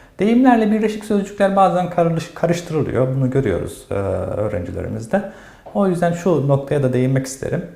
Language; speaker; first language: Turkish; native; Turkish